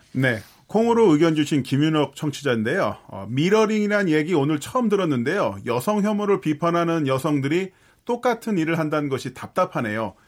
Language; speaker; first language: Korean; native; Korean